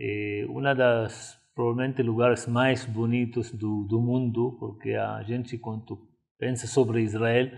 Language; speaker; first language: Portuguese; non-native, fluent; Arabic